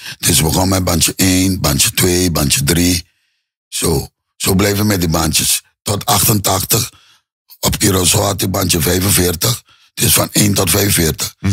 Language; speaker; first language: Dutch; non-native, local second language; Papiamento